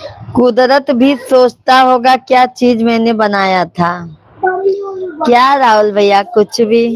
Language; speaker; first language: Hindi; non-native, local second language; Bhojpuri